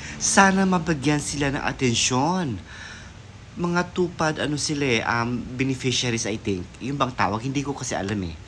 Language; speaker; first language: Filipino; non-native, local second language; Tausug